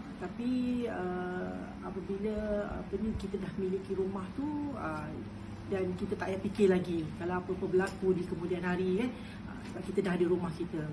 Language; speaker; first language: Malay; native; Malay